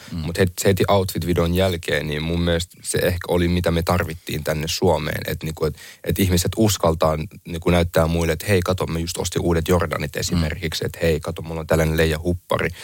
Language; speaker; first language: Finnish; early bilingual, other home language; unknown